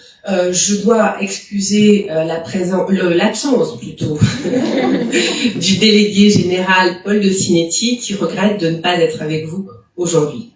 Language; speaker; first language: French; native; French